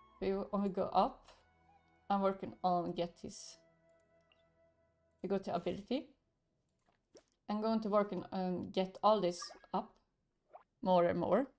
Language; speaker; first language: English; non-native, learner; Swedish